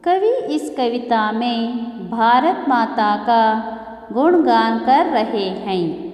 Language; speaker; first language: Hindi; non-native, local second language; Kannada